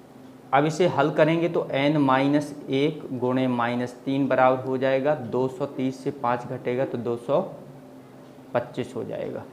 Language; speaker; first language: Hindi; native; Hindi